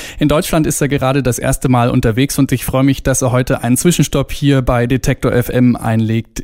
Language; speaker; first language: German; native; German